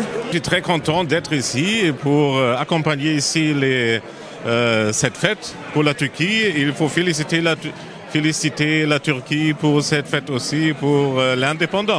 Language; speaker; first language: French; non-native, fluent; German